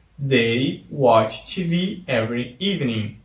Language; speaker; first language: English; non-native, fluent; Portuguese